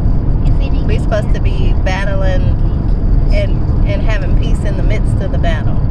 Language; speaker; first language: English; native; English